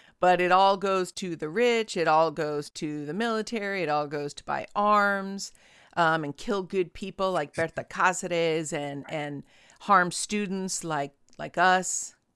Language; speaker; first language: English; native; English